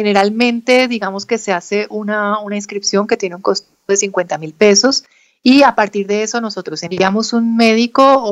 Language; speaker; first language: Spanish; native; Spanish